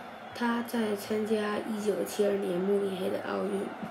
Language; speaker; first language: Chinese; native; Chinese